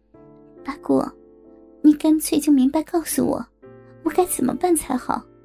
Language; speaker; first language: Chinese; native; Chinese